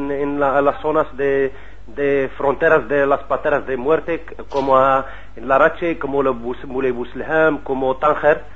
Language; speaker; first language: Spanish; non-native, learner; Arabic